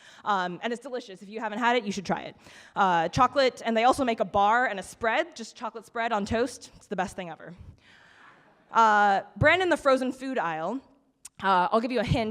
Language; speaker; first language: English; native; English